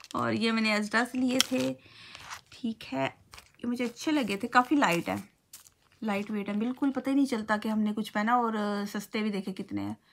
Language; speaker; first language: Urdu; native; Urdu